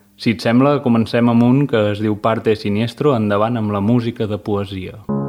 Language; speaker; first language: Catalan; native; Catalan